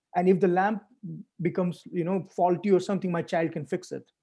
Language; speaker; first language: English; non-native, local second language; Hindi